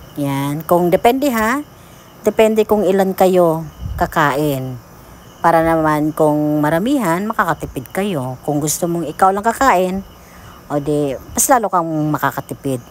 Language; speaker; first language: Filipino; non-native, local second language; Cebuano